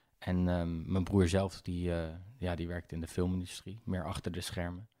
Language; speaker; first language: Dutch; native; Dutch